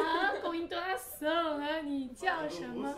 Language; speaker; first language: Portuguese; non-native, fluent; Chinese